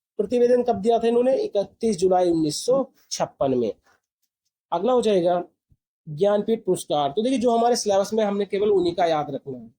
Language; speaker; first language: Hindi; native; Hindi